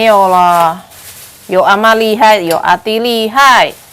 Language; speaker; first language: Chinese; non-native, learner; Javanese